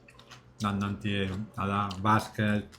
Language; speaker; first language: Indonesian; non-native, learner; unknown